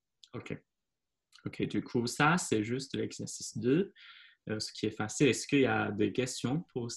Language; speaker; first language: French; non-native, fluent; Chinese